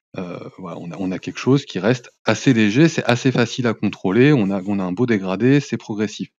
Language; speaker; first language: French; native; French